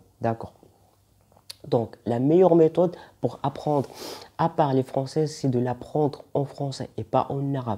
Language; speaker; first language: French; non-native, local second language; Arabic